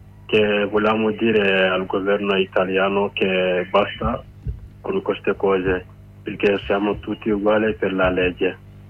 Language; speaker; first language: Italian; non-native, learner; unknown